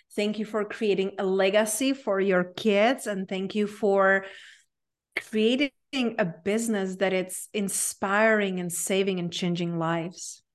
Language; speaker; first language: English; non-native, fluent; Czech